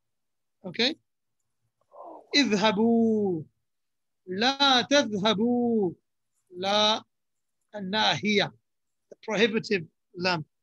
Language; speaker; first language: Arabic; non-native, fluent; English